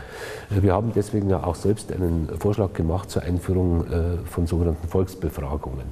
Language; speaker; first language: German; native; German